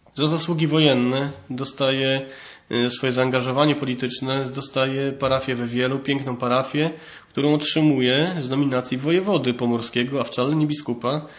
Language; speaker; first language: Polish; native; Polish